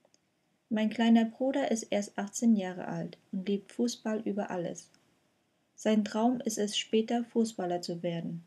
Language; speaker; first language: German; non-native, fluent; Vietnamese